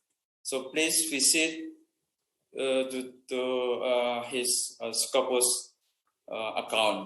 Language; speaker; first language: English; non-native, fluent; Indonesian